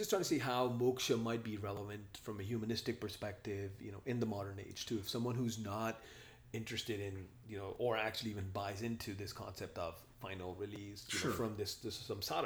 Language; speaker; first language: English; non-native, local second language; Hindi